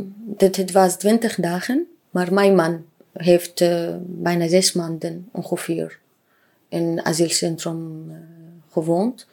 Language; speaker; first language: Dutch; non-native, learner; Arabic